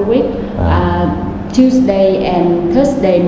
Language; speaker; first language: English; non-native, fluent; Vietnamese